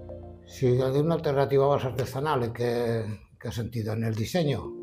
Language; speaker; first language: Spanish; native; Spanish